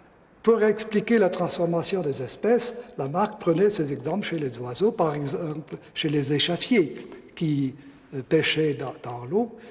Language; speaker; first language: French; native; French